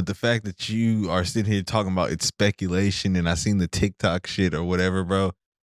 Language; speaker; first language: English; native; English